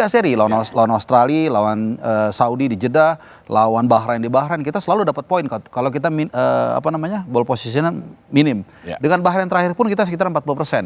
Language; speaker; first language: Indonesian; native; Indonesian